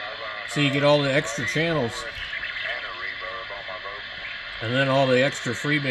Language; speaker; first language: English; native; English